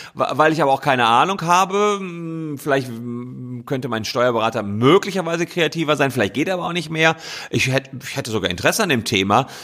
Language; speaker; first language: German; native; German